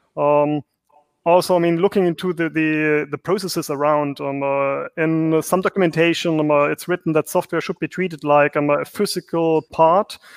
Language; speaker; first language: English; non-native, fluent; German